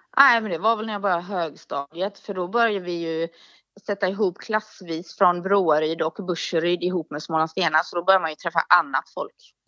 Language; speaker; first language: Swedish; early bilingual, other home language; Danish